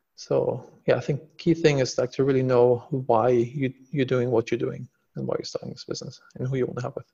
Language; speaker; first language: English; non-native, fluent; German